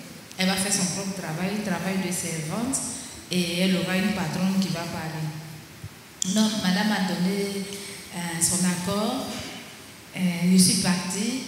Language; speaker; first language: French; non-native, local second language; Baoulé